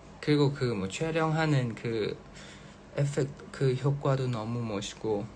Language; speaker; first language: Korean; non-native, fluent; Thai